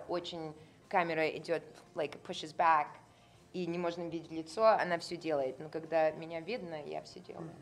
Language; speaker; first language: Russian; non-native, learner; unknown